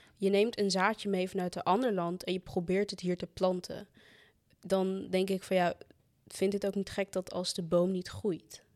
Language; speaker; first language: Dutch; native; Dutch